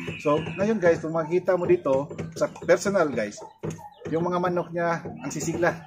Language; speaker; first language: Filipino; non-native, local second language; Cebuano